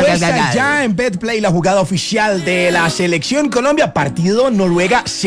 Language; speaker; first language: Spanish; native; Spanish